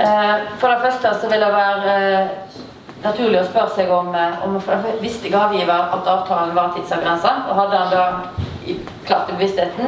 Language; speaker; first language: Norwegian; native; Norwegian